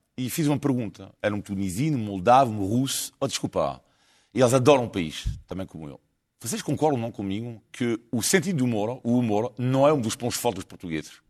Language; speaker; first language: Portuguese; non-native, fluent; French